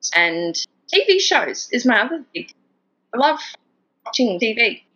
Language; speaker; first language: English; native; English